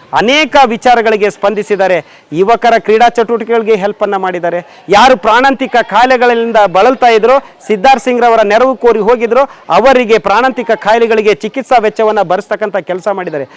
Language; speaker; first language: Kannada; non-native, local second language; Lambadi